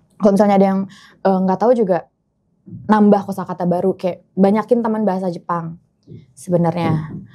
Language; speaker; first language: Indonesian; native; Indonesian